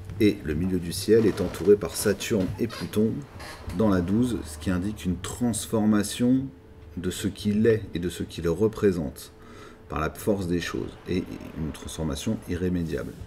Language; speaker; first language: French; native; French